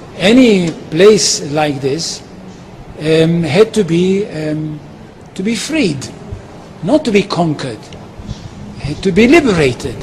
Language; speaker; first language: English; non-native, fluent; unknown